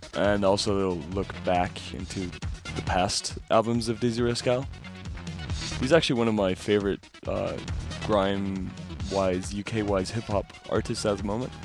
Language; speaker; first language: English; non-native, fluent; German